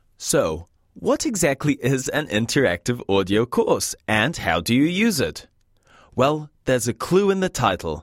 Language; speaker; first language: English; native; English